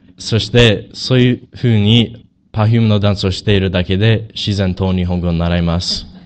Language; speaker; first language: Japanese; non-native, learner; English